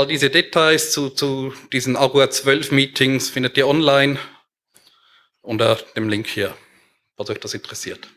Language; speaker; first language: German; native; German